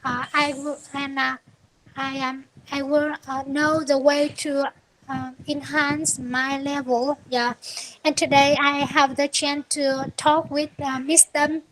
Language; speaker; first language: English; non-native, learner; Vietnamese